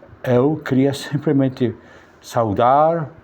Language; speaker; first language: Portuguese; non-native, learner; Spanish